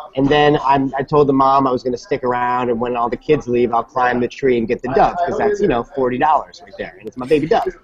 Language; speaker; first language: English; native; English